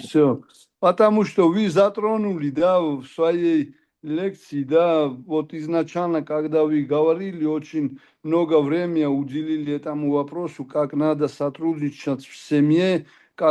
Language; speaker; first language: Russian; non-native, local second language; Georgian